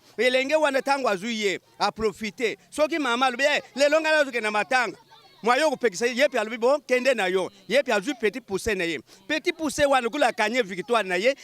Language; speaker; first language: Lingala; non-native, local second language; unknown